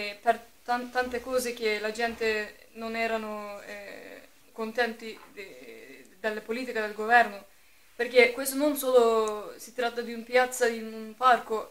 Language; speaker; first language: Italian; non-native, fluent; Turkish